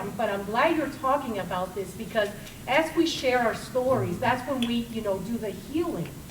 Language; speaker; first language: English; early bilingual, other home language; Spanish